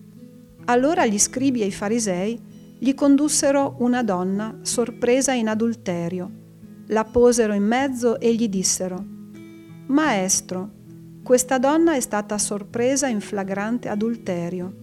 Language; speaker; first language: Italian; native; Italian